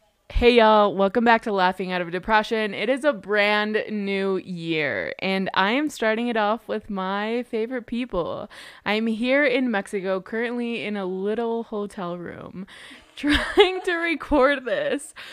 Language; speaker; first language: English; early bilingual, other home language; Spanish